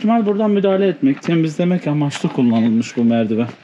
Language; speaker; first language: Turkish; native; Turkish